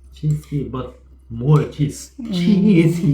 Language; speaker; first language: English; non-native, learner; Korean